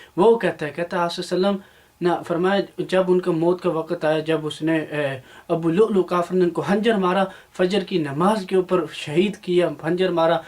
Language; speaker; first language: Urdu; non-native, local second language; Punjabi